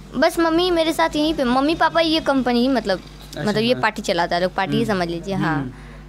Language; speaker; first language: Hindi; non-native, local second language; Bhojpuri